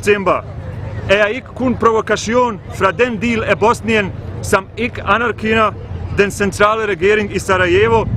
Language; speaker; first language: Danish; non-native, fluent; Bosnian